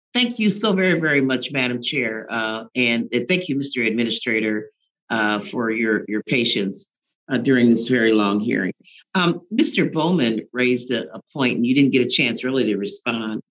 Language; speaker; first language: English; native; English